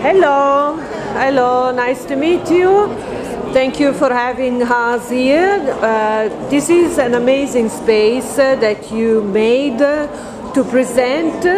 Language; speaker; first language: English; non-native, fluent; Italian